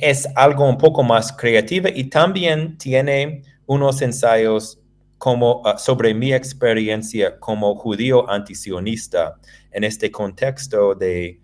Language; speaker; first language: Spanish; non-native, fluent; English